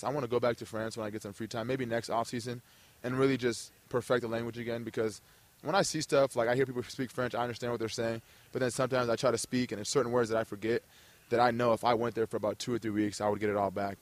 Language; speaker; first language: English; early bilingual, other home language; German